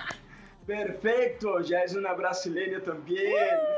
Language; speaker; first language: Spanish; non-native, fluent; Portuguese